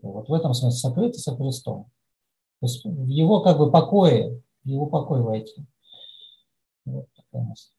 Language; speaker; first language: Russian; native; Russian